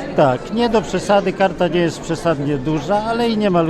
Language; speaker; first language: Polish; native; Polish